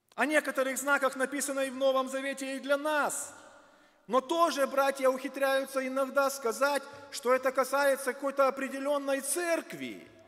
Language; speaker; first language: Russian; native; Russian